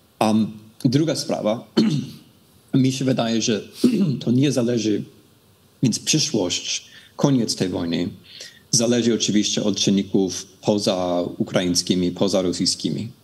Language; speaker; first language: Polish; non-native, fluent; English